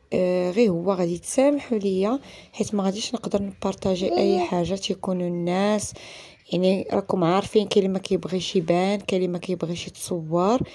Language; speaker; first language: Arabic; native; Arabic